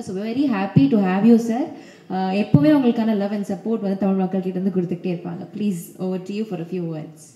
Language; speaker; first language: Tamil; native; Tamil